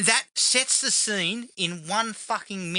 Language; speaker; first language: English; native; English